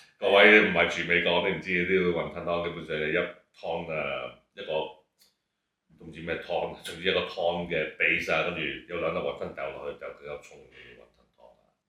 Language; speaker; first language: Cantonese; native; Cantonese